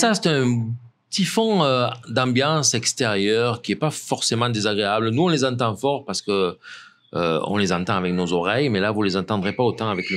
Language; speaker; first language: French; native; French